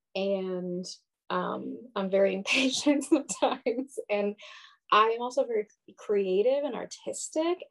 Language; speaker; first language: English; early bilingual, other home language; Yoruba